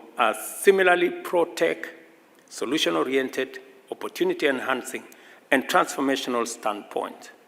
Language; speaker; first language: English; non-native, local second language; Swahili